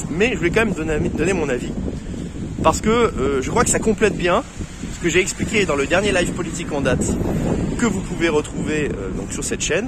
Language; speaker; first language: French; native; French